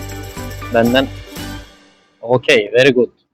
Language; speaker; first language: English; non-native, fluent; Turkish